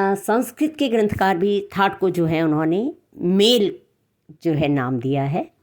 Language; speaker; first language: Hindi; native; Hindi